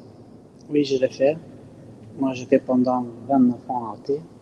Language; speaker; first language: French; non-native, learner; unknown